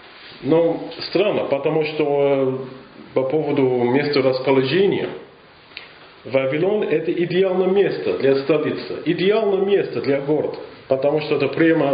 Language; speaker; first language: Russian; non-native, fluent; English